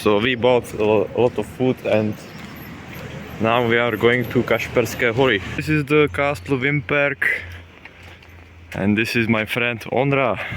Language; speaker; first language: English; non-native, fluent; Czech